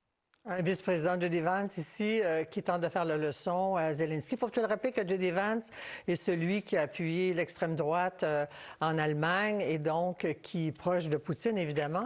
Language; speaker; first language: French; native; French